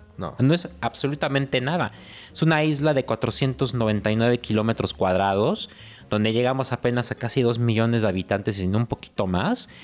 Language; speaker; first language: Spanish; native; Spanish